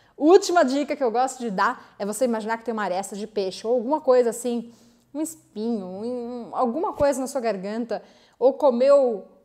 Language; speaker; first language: Portuguese; native; Portuguese